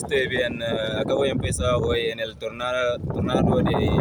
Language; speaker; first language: Spanish; non-native, learner; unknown